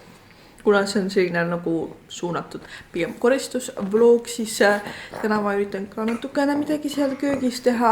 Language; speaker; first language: Estonian; native; Estonian